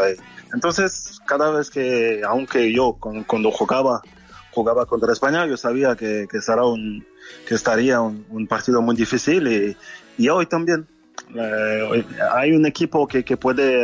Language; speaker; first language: Spanish; non-native, fluent; French